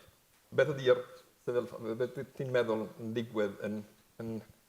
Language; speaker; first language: Welsh; non-native, fluent; Spanish